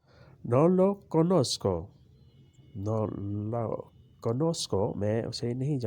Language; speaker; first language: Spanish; non-native, learner; Urdu